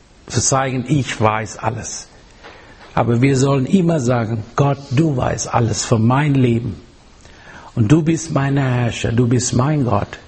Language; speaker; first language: German; non-native, fluent; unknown